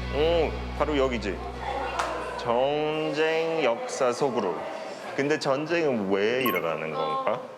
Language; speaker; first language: Korean; non-native, fluent; English